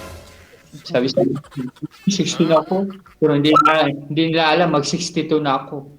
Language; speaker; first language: Filipino; non-native, local second language; Cebuano